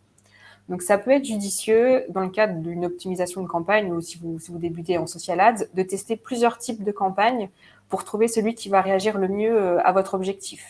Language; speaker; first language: French; native; French